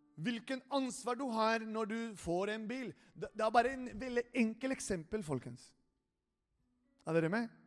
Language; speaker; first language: Norwegian; non-native, fluent; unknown